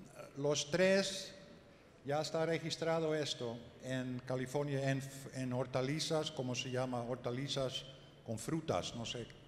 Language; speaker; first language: Spanish; non-native, learner; Dutch